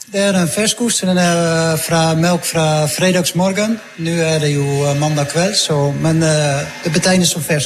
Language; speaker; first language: Norwegian; non-native, fluent; Dutch